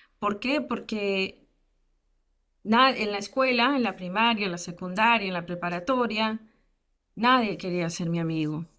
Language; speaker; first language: Spanish; early bilingual, heritage; Spanish